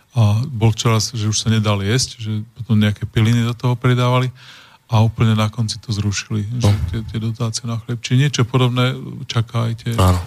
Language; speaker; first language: Slovak; native; Slovak